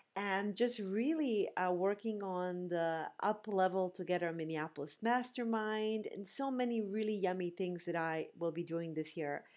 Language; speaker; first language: English; non-native, fluent; Bosnian